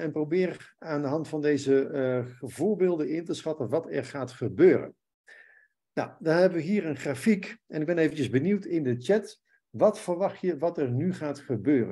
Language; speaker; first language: Dutch; native; Dutch